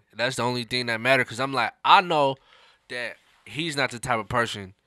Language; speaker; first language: English; native; English